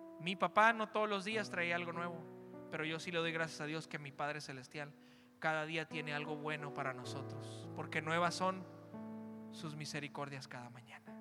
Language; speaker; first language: Spanish; early bilingual, heritage; Spanish